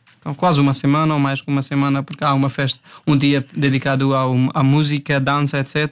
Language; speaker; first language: Portuguese; non-native, fluent; Hindi